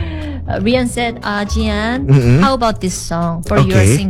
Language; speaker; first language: English; non-native, learner; Korean